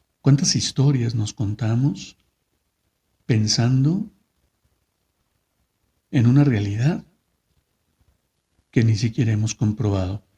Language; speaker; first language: Spanish; native; Spanish